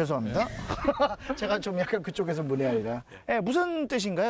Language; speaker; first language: Korean; native; Korean